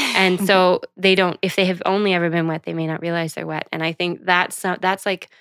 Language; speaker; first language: English; native; English